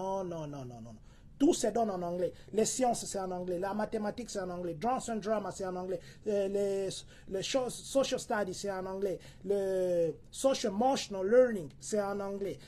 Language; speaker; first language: French; non-native, local second language; Lingala